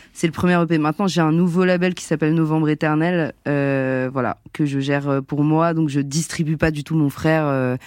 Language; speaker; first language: French; native; French